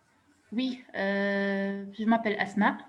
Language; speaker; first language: French; non-native, local second language; Arabic